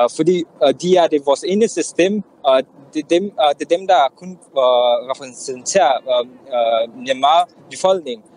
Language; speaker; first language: Danish; non-native, fluent; Hakha Chin